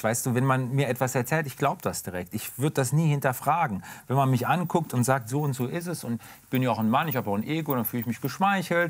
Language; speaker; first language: German; native; German